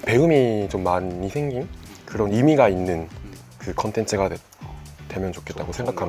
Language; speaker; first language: Korean; non-native, fluent; Japanese